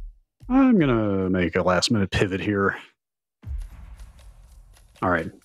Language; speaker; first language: English; native; English